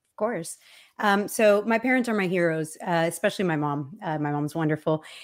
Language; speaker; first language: English; early bilingual, other home language; Spanish